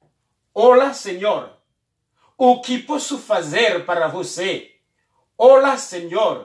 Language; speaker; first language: Portuguese; non-native, learner; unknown